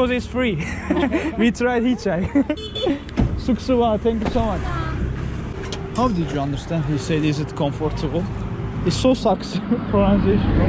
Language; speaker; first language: English; non-native, learner; Turkish